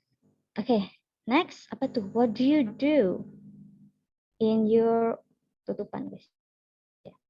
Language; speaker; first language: English; non-native, learner; Indonesian